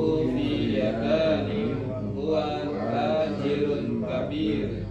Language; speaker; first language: Arabic; non-native, learner; Indonesian